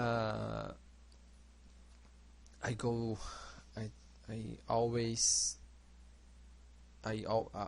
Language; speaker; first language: English; non-native, learner; Portuguese